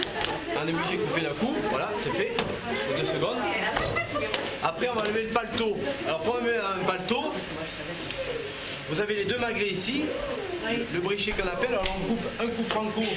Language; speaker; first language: French; native; French